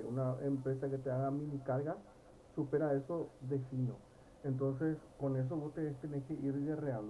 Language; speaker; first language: Spanish; native; Spanish